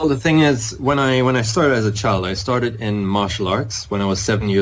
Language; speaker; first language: English; non-native, fluent; German